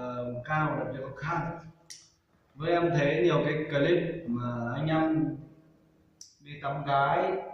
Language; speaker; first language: Vietnamese; non-native, local second language; Hmong